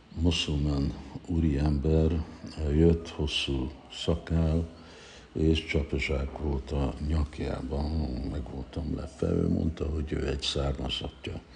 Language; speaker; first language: Hungarian; early bilingual, heritage; Hungarian